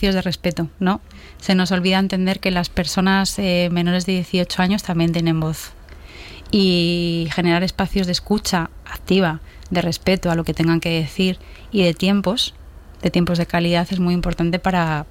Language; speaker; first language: Spanish; native; Spanish